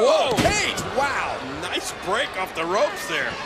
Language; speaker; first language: English; native; English